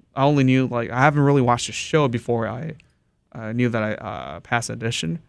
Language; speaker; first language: English; early bilingual, other home language; Japanese